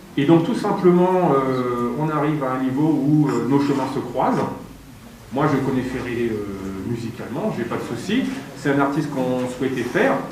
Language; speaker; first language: French; native; French